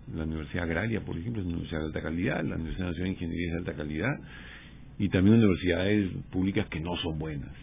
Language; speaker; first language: Spanish; native; Spanish